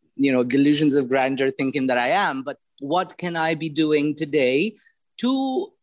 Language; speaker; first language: English; non-native, fluent; Romanian